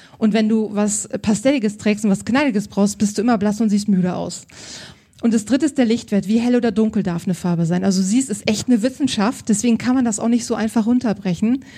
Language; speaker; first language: German; native; German